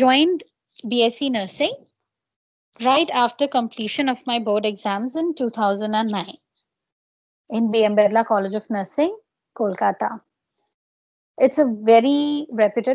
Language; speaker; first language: English; non-native, local second language; Bangla